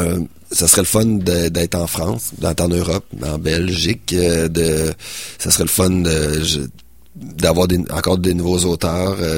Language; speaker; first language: French; native; French